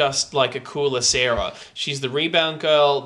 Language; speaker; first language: English; native; English